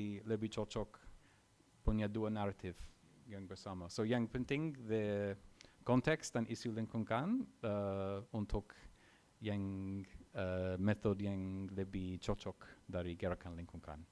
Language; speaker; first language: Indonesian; non-native, learner; English